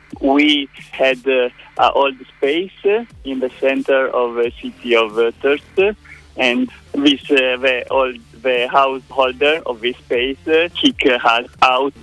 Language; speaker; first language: English; non-native, learner; Italian